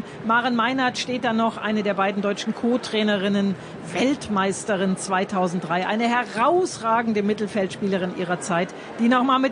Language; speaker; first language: German; native; German